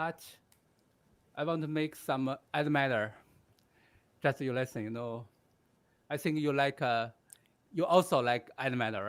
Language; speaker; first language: English; non-native, learner; Chinese